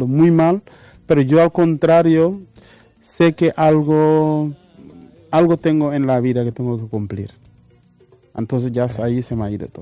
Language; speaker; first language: Spanish; non-native, fluent; Wolof